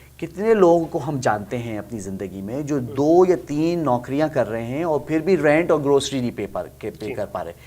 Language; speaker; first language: Urdu; native; Urdu